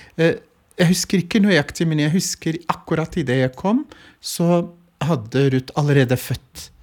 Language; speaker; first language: Norwegian; non-native, fluent; Arabic